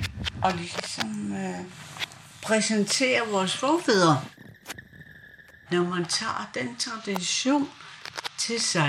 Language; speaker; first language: Danish; non-native, local second language; Kalaallisut